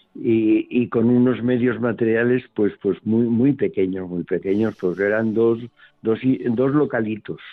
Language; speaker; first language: Spanish; native; Spanish